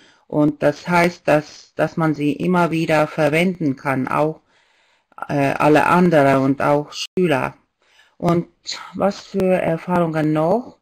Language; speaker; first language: German; non-native, fluent; Estonian